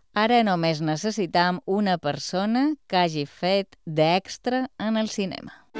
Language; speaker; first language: Catalan; native; Catalan